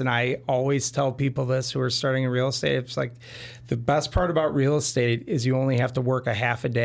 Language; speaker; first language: English; native; English